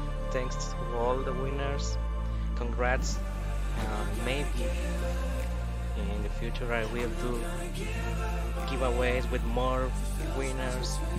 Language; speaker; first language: English; non-native, learner; Spanish